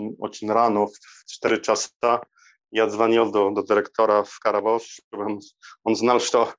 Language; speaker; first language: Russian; non-native, learner; Polish